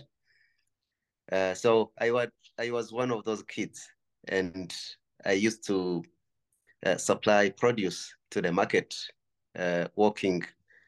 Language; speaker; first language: English; non-native, local second language; Kinyarwanda